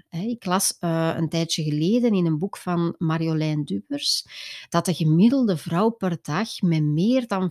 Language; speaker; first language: Dutch; native; Dutch